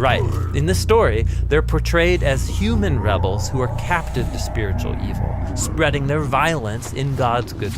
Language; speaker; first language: English; native; English